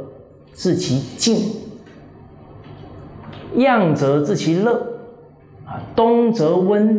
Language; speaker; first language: Chinese; native; Chinese